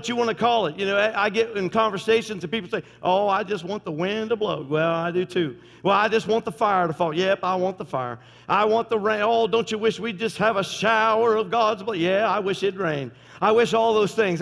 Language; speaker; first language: English; native; English